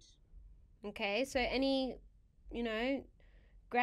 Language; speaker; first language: English; native; English